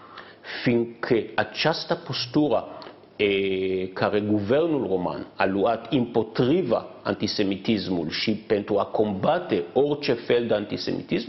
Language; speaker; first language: Romanian; non-native, fluent; Hebrew